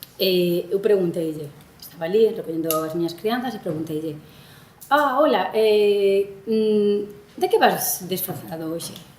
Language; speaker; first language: Galician; non-native, local second language; Spanish